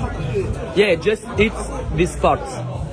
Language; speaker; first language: English; non-native, learner; French